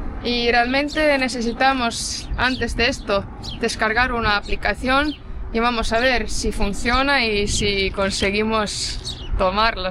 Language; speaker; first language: Spanish; non-native, fluent; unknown